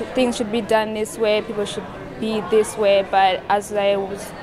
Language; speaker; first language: English; non-native, fluent; Kurdish